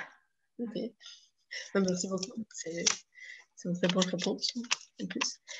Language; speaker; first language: French; non-native, fluent; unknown